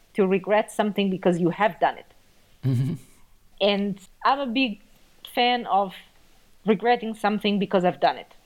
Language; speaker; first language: English; non-native, fluent; Italian